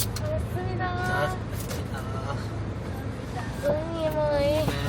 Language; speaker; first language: Korean; non-native, learner; Vietnamese